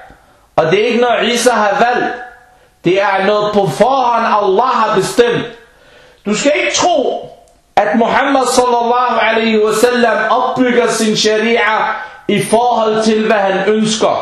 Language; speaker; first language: Danish; non-native, fluent; Arabic